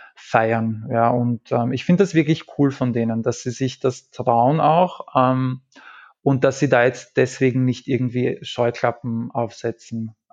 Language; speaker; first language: German; native; German